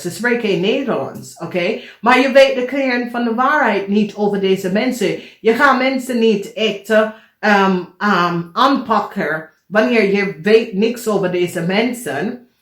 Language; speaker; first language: Dutch; non-native, learner; English